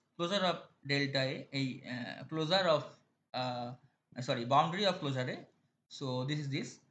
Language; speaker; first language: English; non-native, local second language; Bangla